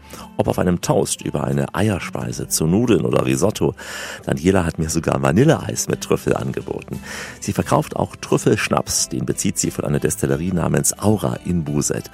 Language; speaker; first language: German; native; German